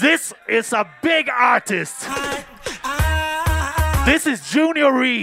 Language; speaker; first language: English; non-native, fluent; Polish